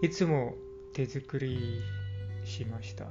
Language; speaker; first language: Japanese; non-native, learner; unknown